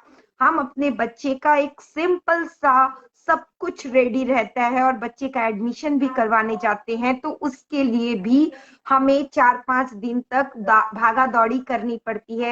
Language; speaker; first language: Hindi; native; Hindi